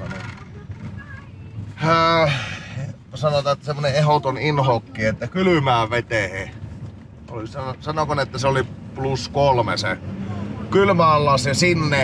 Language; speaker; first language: Finnish; native; Finnish